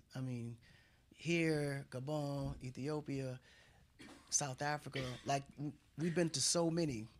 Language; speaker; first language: English; non-native, fluent; Wolof